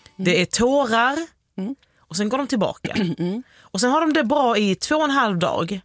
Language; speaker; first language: Swedish; native; Swedish